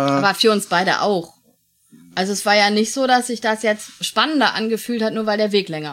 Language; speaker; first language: German; native; German